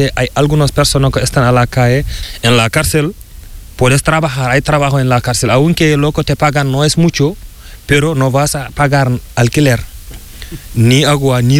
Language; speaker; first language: Spanish; non-native, learner; Fula